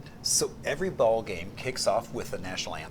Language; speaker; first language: English; native; English